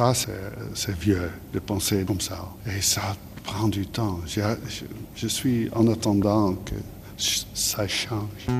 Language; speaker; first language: French; non-native, fluent; Dutch